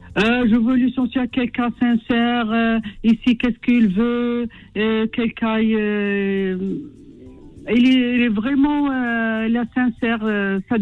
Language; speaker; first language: French; non-native, learner; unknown